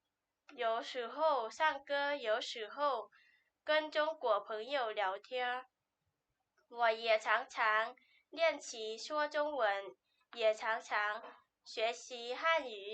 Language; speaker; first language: Chinese; non-native, learner; Lao